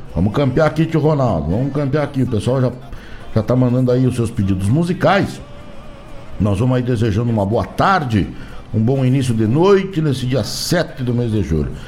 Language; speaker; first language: Portuguese; native; Portuguese